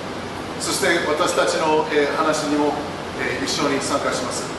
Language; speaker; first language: Japanese; non-native, learner; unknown